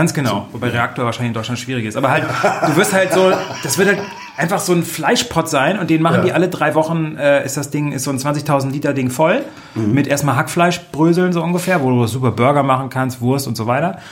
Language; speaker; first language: German; native; German